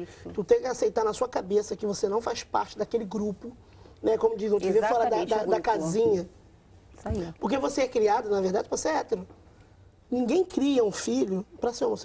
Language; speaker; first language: Portuguese; native; Portuguese